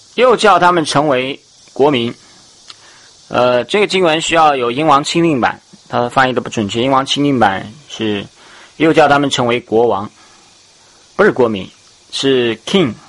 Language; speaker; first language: Chinese; native; Chinese